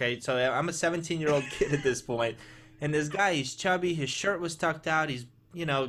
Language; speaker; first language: English; early bilingual, other home language; Russian